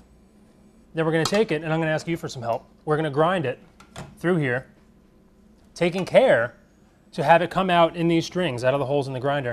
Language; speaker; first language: English; native; English